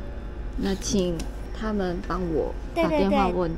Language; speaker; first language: Chinese; non-native, learner; Korean